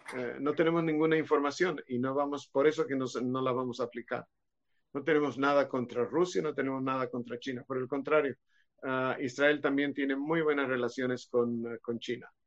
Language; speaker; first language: Spanish; non-native, fluent; Hebrew